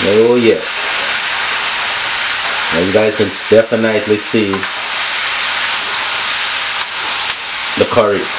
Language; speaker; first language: English; native; English